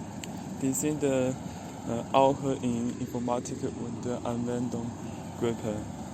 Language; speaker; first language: German; non-native, learner; Chinese